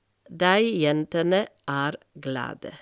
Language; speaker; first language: Norwegian; non-native, fluent; French